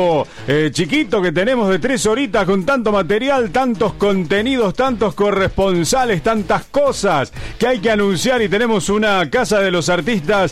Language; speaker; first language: Spanish; native; Spanish